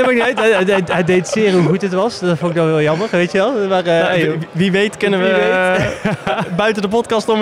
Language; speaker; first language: Dutch; native; Dutch